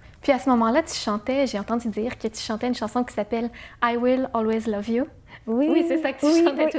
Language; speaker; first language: French; native; French